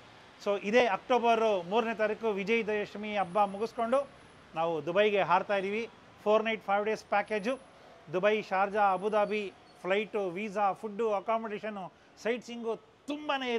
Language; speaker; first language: Kannada; native; Kannada